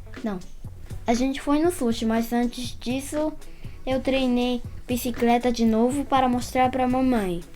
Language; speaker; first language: Portuguese; early bilingual, heritage; Portuguese